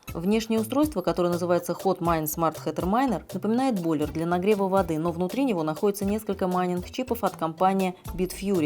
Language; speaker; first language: Russian; native; Russian